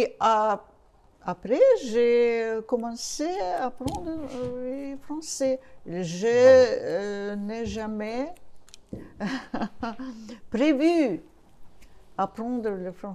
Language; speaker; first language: French; non-native, learner; Russian